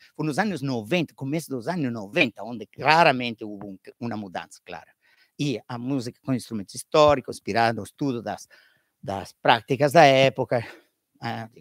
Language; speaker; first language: Portuguese; non-native, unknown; Italian